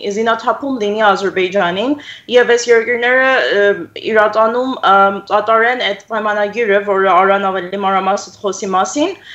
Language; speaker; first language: Armenian; early bilingual, heritage; Armenian